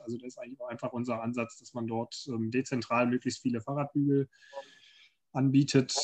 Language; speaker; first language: German; native; German